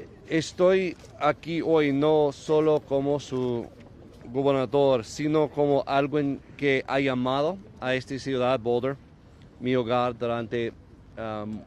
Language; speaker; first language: Spanish; non-native, fluent; English